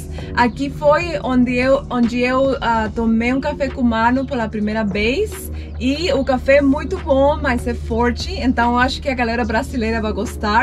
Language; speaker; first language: Portuguese; non-native, fluent; Spanish